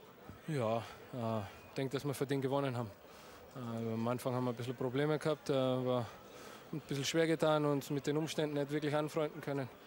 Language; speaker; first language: German; native; German